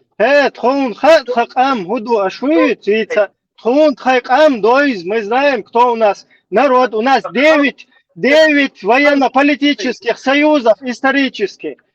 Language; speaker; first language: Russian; non-native, local second language; Chechen